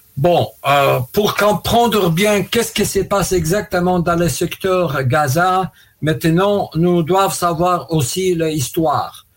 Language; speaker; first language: French; non-native, fluent; Russian